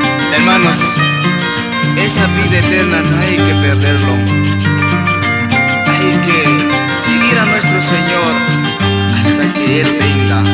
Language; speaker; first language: Spanish; non-native, local second language; Quechua